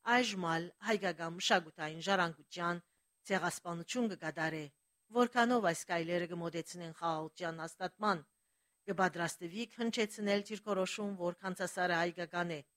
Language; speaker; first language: Armenian; early bilingual, heritage; Armenian